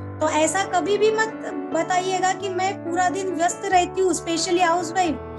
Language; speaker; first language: Hindi; non-native, local second language; Marathi